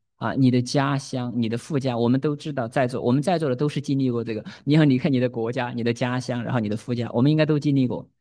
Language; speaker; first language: Chinese; native; Chinese